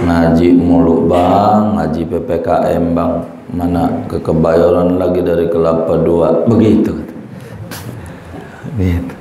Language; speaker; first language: Indonesian; native; Indonesian